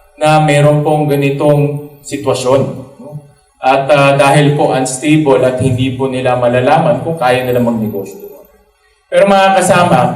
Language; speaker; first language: Filipino; native; Filipino